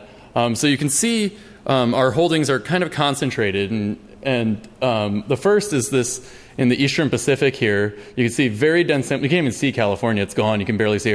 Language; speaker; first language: English; native; English